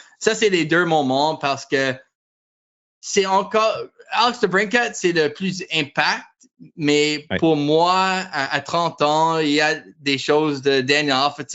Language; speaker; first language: French; non-native, learner; English